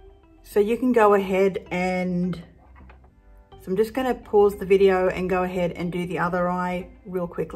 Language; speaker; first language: English; native; English